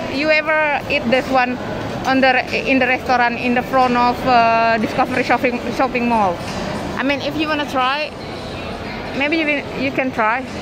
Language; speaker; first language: English; non-native, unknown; Indonesian